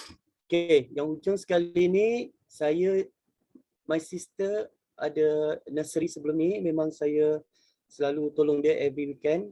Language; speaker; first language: Malay; native; Malay